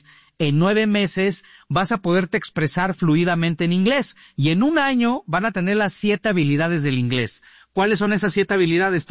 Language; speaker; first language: Spanish; native; Spanish